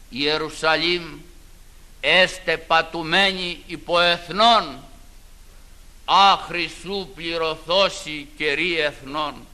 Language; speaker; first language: Greek; native; Greek